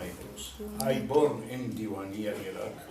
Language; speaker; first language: English; non-native, learner; Hebrew